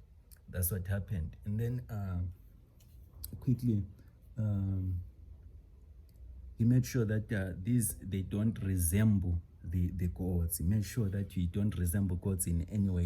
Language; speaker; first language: English; non-native, local second language; Xhosa